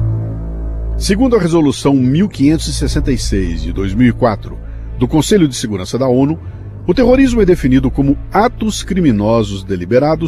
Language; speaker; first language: Portuguese; native; Portuguese